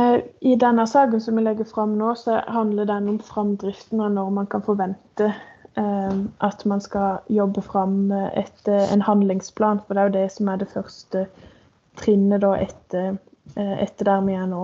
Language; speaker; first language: Norwegian; native; Norwegian